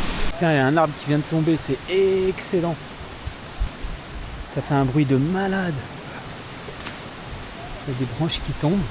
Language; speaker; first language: French; native; French